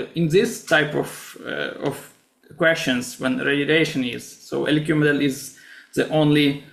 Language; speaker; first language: English; non-native, fluent; Ukrainian